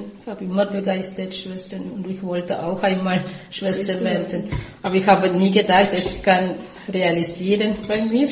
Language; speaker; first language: German; non-native, learner; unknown